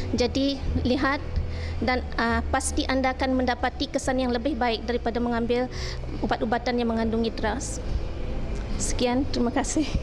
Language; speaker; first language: Malay; native; Malay